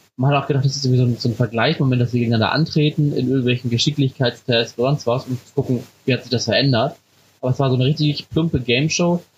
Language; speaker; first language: German; native; German